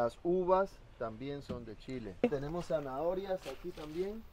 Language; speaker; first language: Spanish; native; Spanish